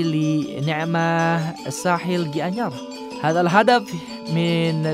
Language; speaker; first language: Arabic; non-native, fluent; Indonesian